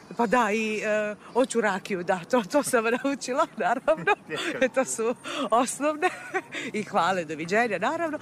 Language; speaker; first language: Serbian; non-native, fluent; Italian